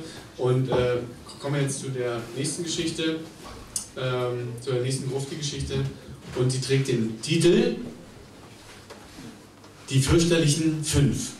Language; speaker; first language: German; native; German